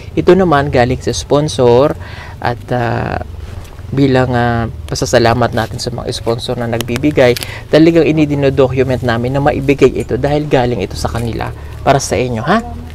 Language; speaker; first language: Filipino; native; Filipino